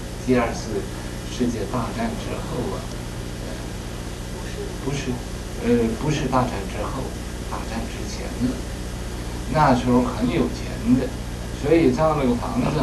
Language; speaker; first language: Chinese; native; Chinese